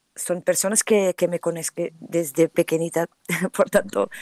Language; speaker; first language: Spanish; non-native, learner; Portuguese